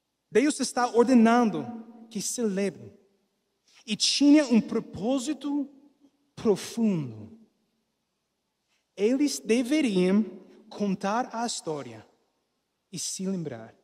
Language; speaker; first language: Portuguese; non-native, learner; English